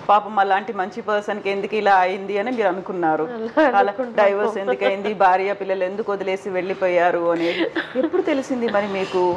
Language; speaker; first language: Telugu; native; Telugu